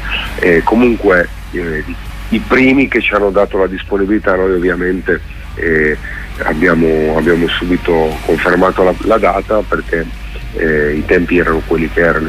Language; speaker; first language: Italian; native; Italian